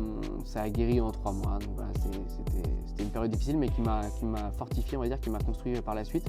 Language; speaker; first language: French; native; French